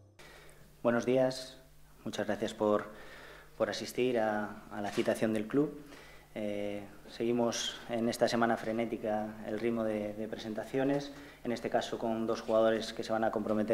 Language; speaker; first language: Spanish; native; Spanish